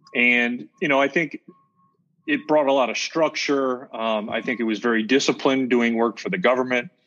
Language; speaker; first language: English; native; English